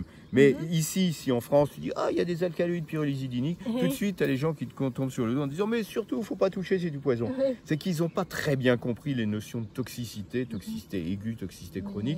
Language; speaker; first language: French; native; French